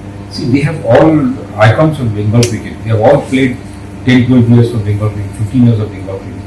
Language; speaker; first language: English; non-native, local second language; Bangla